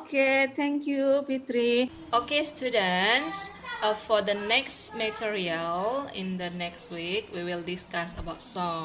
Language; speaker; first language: English; non-native, learner; Indonesian